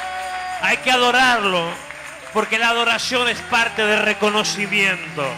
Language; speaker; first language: Spanish; native; Spanish